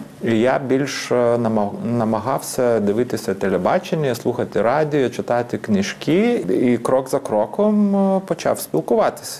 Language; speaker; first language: Ukrainian; non-native, fluent; Lithuanian